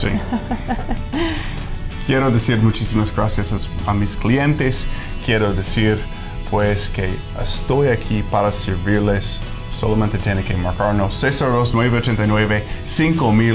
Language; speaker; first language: Spanish; non-native, fluent; English